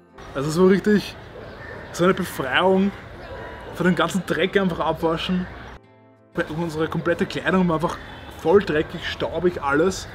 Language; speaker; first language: German; native; German